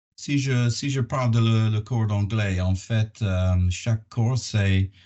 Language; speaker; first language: French; non-native, learner; English